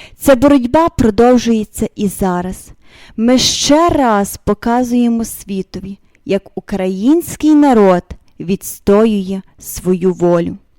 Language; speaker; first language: Ukrainian; native; Ukrainian